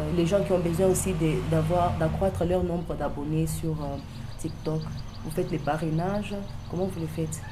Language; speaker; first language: French; non-native, local second language; Luba-Lulua